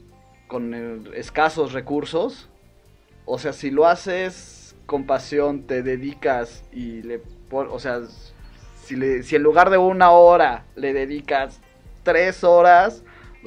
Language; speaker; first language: Spanish; native; Spanish